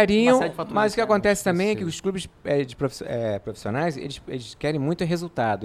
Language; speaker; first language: Portuguese; native; Portuguese